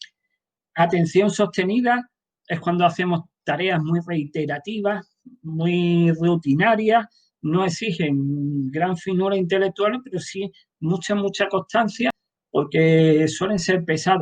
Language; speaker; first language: Spanish; native; Spanish